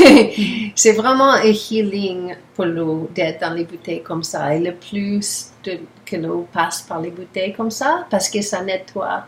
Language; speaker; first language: French; non-native, learner; English